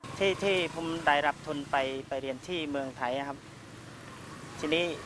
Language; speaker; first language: Thai; non-native, fluent; Khmer